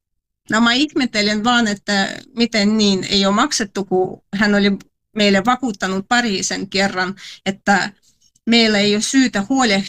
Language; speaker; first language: Finnish; non-native, fluent; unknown